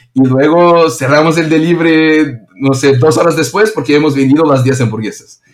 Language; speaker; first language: Spanish; non-native, fluent; Portuguese